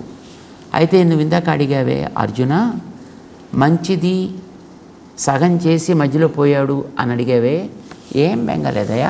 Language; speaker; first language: Telugu; native; Telugu